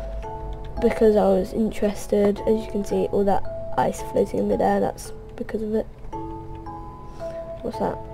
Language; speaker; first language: English; native; English